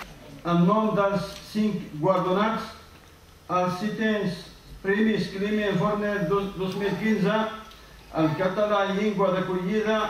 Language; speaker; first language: Catalan; non-native, fluent; Berber languages